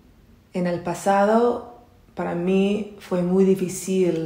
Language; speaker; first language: Spanish; non-native, learner; English